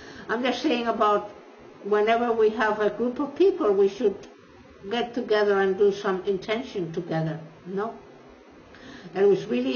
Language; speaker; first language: English; non-native, fluent; Spanish